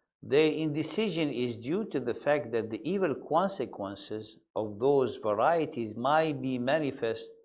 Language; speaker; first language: English; non-native, fluent; Arabic